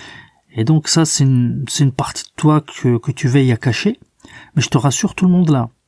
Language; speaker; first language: French; native; French